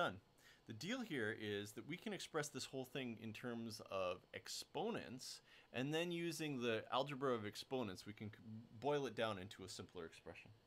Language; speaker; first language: English; native; English